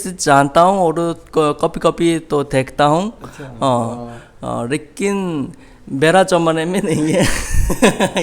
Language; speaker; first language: Urdu; non-native, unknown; Korean